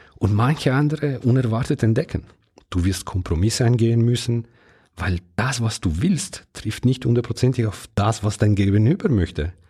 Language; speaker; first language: German; non-native, fluent; Italian